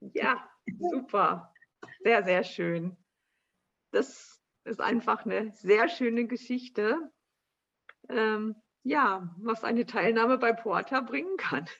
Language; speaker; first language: German; native; German